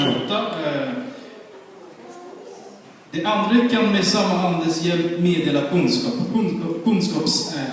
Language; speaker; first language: Swedish; non-native, fluent; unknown